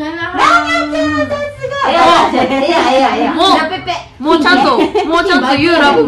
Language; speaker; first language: Japanese; native; Japanese